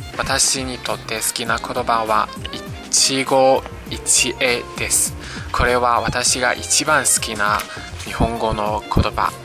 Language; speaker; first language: Japanese; non-native, fluent; Chinese